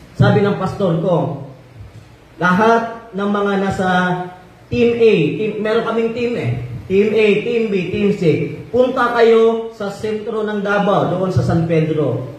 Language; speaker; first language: Filipino; non-native, local second language; Cebuano